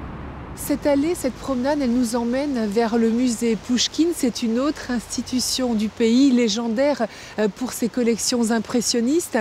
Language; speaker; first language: French; native; French